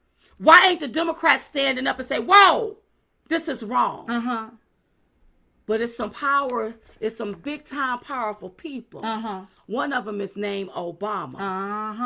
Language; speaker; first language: English; native; English